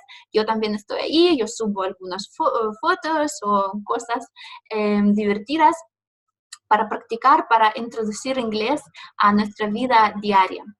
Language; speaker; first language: Spanish; non-native, fluent; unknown